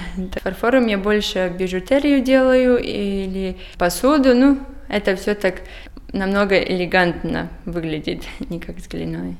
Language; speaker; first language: Russian; non-native, local second language; Latvian